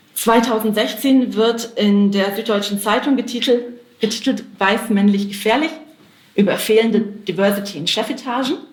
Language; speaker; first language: German; native; German